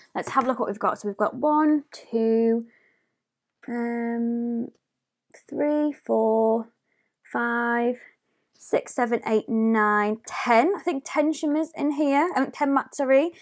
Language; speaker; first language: English; native; English